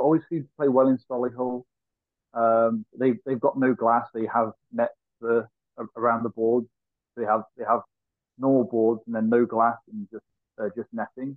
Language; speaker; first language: English; native; English